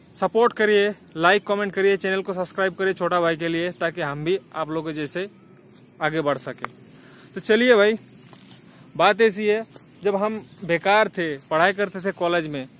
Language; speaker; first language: Hindi; non-native, local second language; Bangla